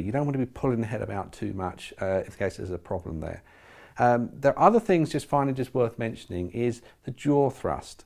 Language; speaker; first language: English; native; English